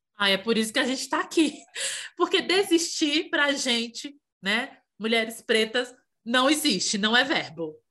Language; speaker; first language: Portuguese; native; Portuguese